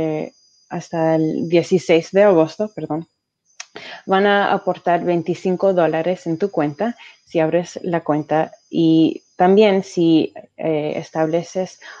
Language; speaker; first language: Spanish; early bilingual, heritage; Spanish